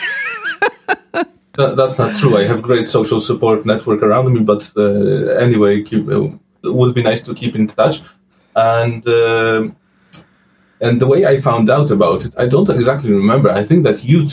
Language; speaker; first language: English; non-native, fluent; Polish